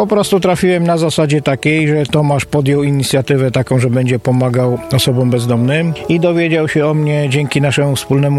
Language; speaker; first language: Polish; native; Polish